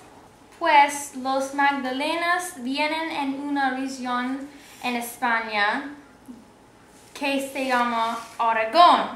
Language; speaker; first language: Spanish; non-native, learner; English